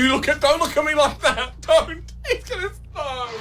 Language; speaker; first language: English; native; English